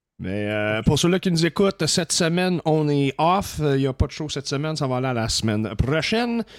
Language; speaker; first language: French; native; French